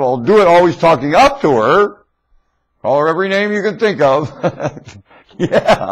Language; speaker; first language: English; native; English